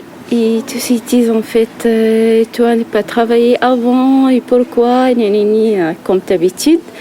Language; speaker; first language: French; non-native, learner; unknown